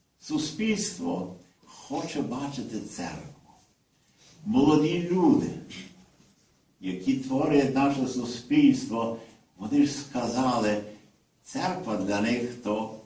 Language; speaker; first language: Ukrainian; early bilingual, heritage; Ukrainian